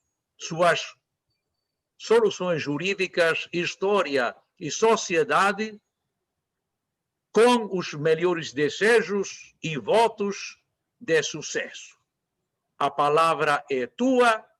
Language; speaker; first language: Portuguese; non-native, fluent; Spanish